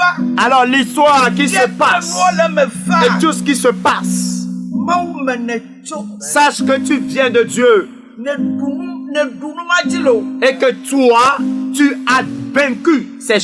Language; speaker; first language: French; non-native, local second language; Ewe